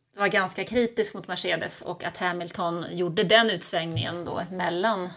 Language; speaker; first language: Swedish; early bilingual, other home language; German